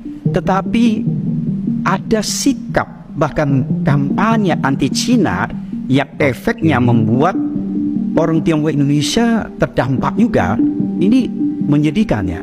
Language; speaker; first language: Indonesian; native; Indonesian